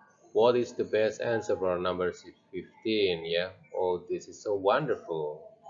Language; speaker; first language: English; non-native, fluent; Indonesian